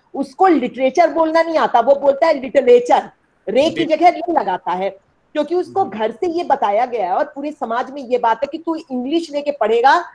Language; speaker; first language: Hindi; native; Hindi